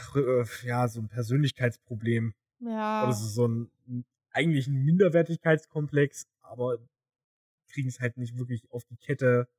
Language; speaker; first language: German; native; German